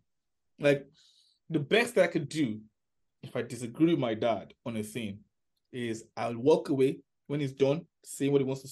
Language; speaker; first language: English; non-native, local second language; Yoruba